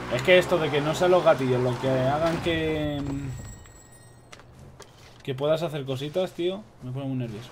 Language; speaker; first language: Spanish; native; Spanish